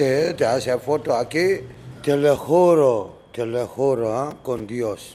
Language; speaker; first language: Spanish; non-native, learner; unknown